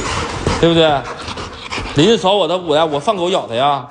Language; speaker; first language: Chinese; native; Chinese